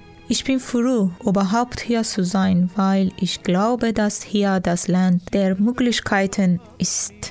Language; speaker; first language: German; non-native, learner; Persian